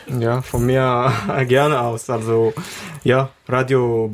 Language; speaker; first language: German; non-native, learner; Arabic